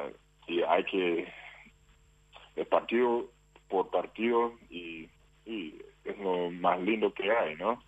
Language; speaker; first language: Spanish; non-native, fluent; English